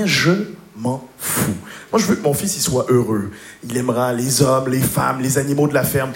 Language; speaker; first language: French; native; French